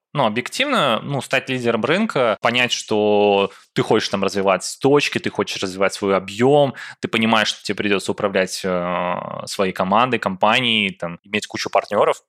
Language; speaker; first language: Russian; native; Russian